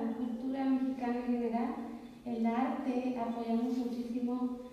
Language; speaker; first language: Spanish; native; Spanish